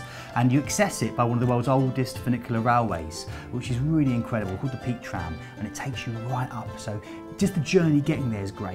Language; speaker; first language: English; native; English